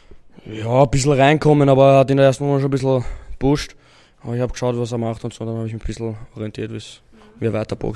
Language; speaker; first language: German; native; German